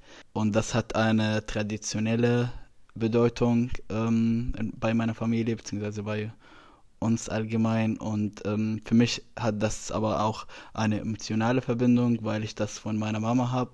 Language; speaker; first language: German; non-native, fluent; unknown